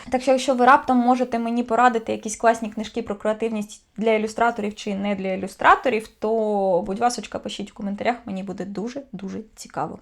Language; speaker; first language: Ukrainian; native; Ukrainian